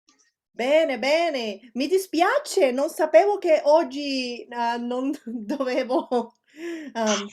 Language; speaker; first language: Italian; non-native, fluent; Spanish